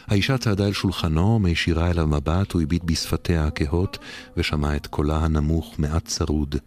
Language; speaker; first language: Hebrew; native; Hebrew